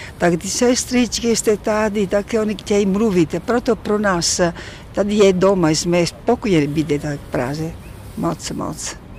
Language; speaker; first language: Czech; non-native, learner; Italian